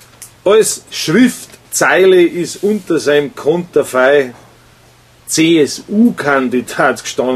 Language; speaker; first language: German; native; German